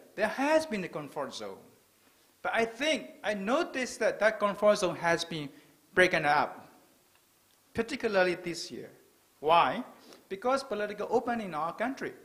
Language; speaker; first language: English; non-native, fluent; Burmese